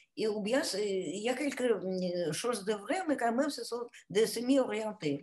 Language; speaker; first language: French; non-native, fluent; Russian